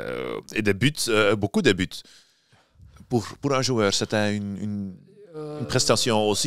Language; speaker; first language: French; non-native, local second language; Dutch